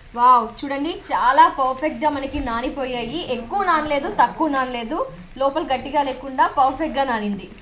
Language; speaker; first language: Telugu; native; Telugu